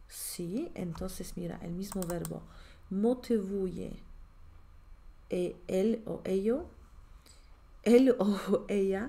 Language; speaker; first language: Spanish; non-native, fluent; Polish